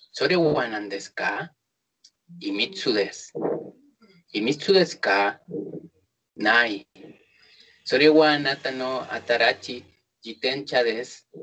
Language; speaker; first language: Japanese; non-native, learner; Spanish